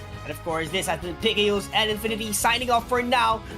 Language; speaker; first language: English; non-native, local second language; Filipino